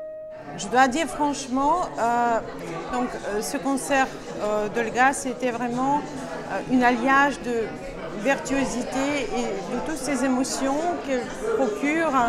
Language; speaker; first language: French; non-native, fluent; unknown